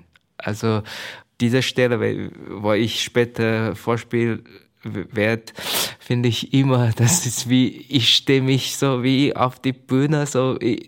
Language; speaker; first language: German; non-native, learner; Chinese